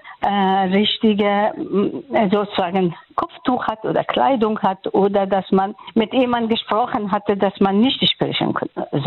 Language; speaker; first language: German; non-native, fluent; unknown